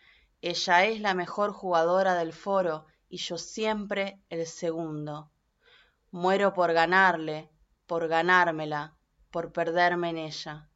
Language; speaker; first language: Spanish; native; Spanish